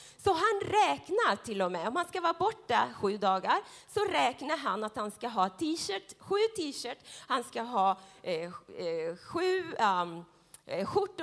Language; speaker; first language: Swedish; non-native, fluent; Spanish